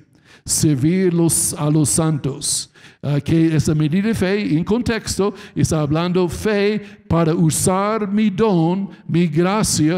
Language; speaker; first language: Spanish; non-native, fluent; English